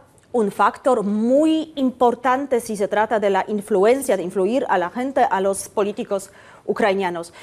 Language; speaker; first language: Spanish; non-native, fluent; Polish